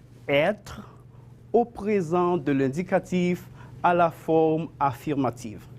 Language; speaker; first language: French; non-native, fluent; Spanish